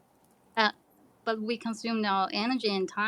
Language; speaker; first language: English; non-native, learner; Chinese